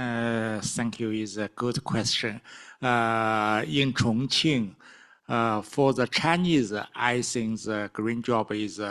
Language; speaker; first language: English; non-native, learner; Chinese